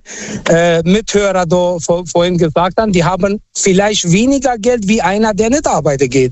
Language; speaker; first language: German; non-native, fluent; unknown